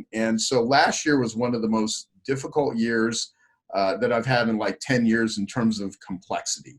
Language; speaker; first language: English; native; English